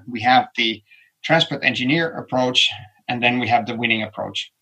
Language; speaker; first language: English; non-native, fluent; Finnish